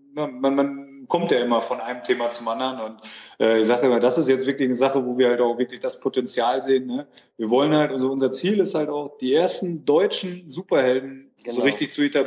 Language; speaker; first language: German; native; German